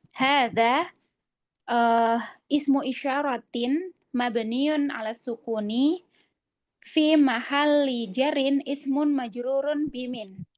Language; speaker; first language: Arabic; non-native, learner; Indonesian